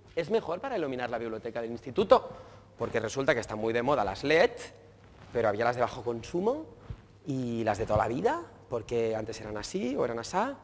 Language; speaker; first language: Spanish; native; Spanish